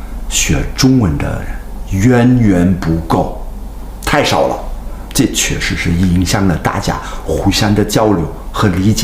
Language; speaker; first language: Chinese; non-native, fluent; German